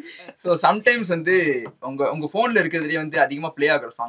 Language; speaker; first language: Tamil; native; Tamil